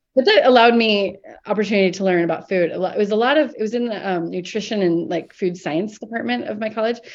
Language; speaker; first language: English; native; English